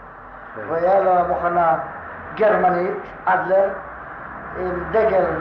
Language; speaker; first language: Hebrew; non-native, fluent; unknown